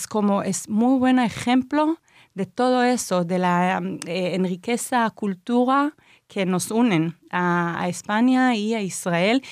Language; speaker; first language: Spanish; non-native, fluent; Hebrew